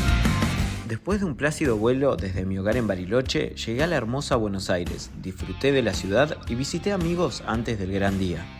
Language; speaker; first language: Spanish; native; Spanish